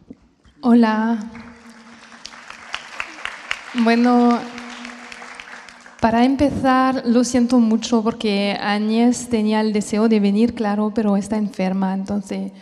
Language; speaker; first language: Spanish; non-native, fluent; French